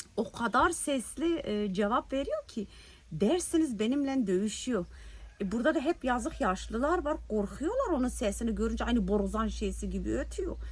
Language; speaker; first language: Turkish; early bilingual, heritage; Turkish